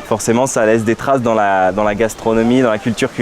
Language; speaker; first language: French; native; French